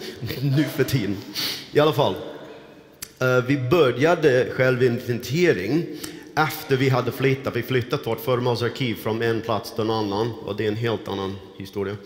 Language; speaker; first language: Swedish; non-native, fluent; English